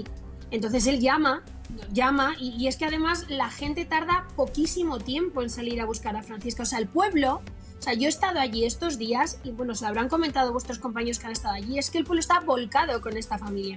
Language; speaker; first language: Spanish; native; Spanish